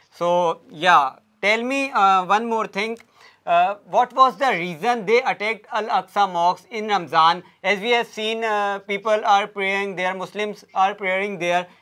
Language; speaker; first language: English; non-native, local second language; Urdu